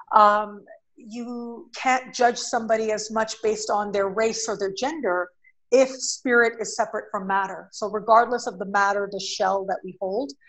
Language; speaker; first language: English; native; English